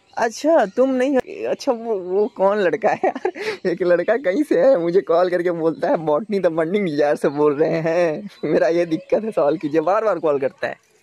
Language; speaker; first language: Hindi; native; Hindi